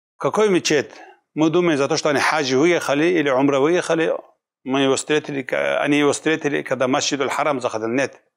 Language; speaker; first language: Russian; non-native, local second language; Kumyk